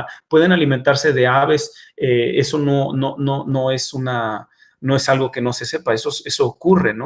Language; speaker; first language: Spanish; native; Spanish